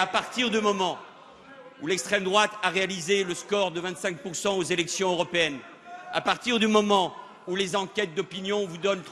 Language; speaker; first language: French; native; French